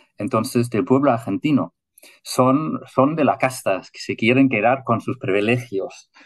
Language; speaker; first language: Spanish; non-native, fluent; German